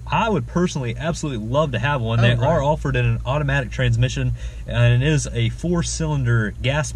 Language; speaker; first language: English; native; English